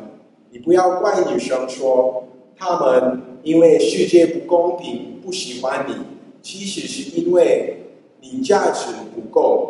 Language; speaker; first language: Chinese; non-native, fluent; English